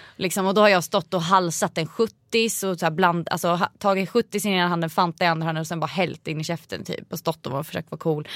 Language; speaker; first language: Swedish; native; Swedish